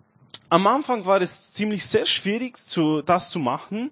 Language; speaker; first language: German; non-native, learner; Romanian